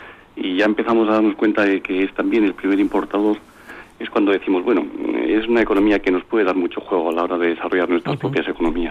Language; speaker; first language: Spanish; native; Spanish